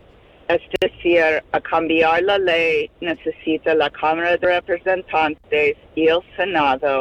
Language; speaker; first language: Spanish; non-native, fluent; English